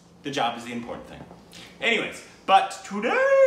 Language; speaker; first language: English; native; English